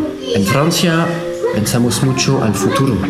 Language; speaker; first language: Spanish; non-native, learner; French